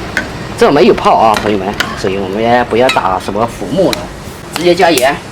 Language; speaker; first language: Chinese; native; Chinese